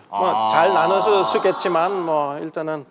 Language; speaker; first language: Korean; non-native, fluent; German